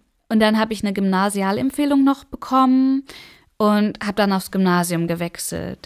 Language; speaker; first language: German; early bilingual, other home language; Persian